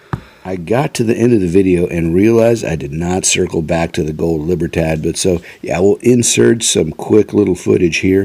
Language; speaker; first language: English; native; English